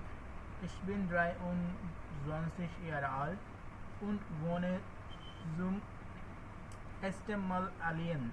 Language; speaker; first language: German; non-native, learner; Bangla